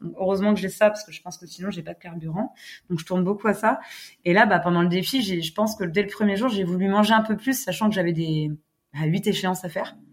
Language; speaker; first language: French; non-native, fluent; English